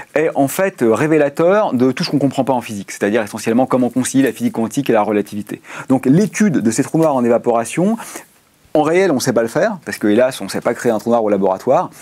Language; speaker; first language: French; native; French